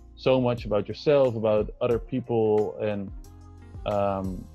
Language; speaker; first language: English; non-native, fluent; Dutch